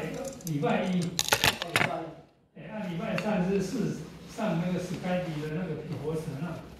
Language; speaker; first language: Chinese; native; Chinese